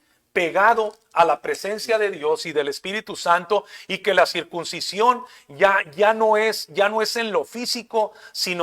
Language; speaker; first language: Spanish; native; Spanish